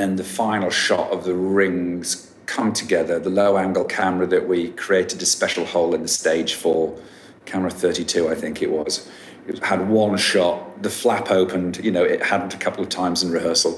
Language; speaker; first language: English; native; English